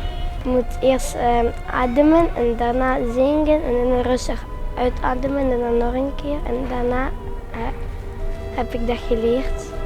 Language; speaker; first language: Dutch; early bilingual, other home language; Georgian